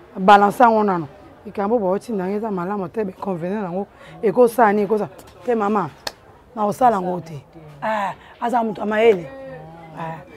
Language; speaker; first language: Lingala; non-native, local second language; Luba-Lulua